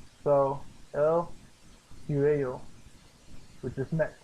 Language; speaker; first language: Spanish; non-native, learner; English